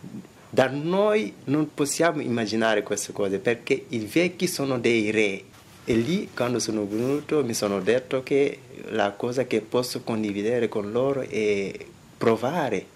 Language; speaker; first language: Italian; non-native, fluent; Wolof